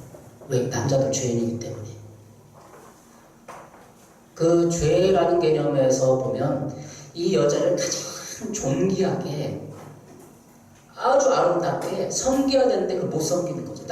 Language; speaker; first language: Korean; native; Korean